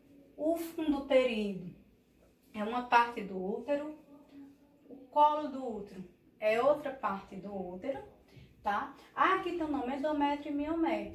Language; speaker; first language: Portuguese; native; Portuguese